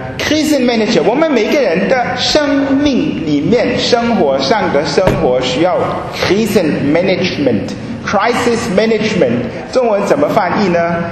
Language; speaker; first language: Chinese; non-native, fluent; German